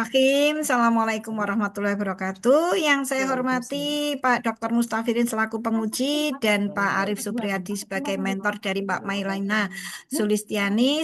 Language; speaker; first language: Indonesian; native; Indonesian